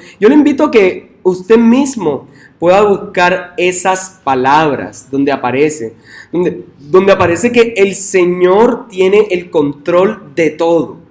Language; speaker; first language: Spanish; native; Spanish